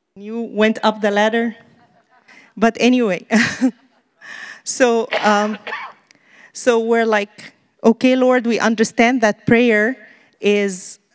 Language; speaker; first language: English; non-native, fluent; Arabic